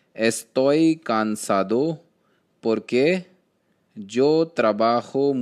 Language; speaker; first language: Spanish; non-native, learner; Hindi